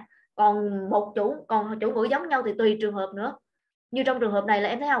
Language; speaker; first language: Vietnamese; native; Vietnamese